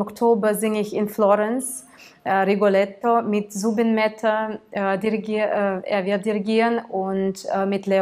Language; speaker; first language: German; non-native, fluent; Tatar